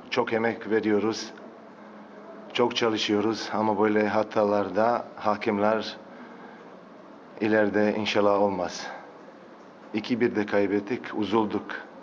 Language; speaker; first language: Turkish; non-native, fluent; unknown